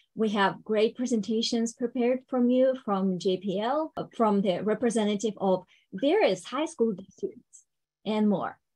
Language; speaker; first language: English; non-native, fluent; Ukrainian